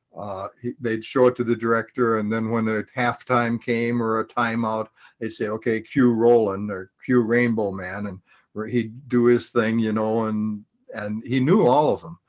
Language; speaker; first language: English; native; English